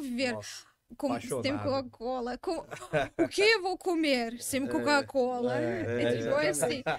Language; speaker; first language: Portuguese; non-native, learner; Russian